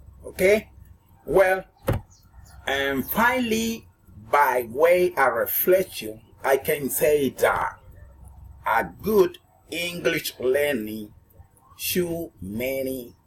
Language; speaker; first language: English; non-native, learner; Spanish